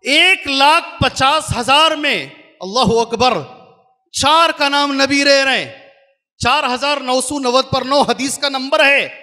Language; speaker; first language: Urdu; native; Urdu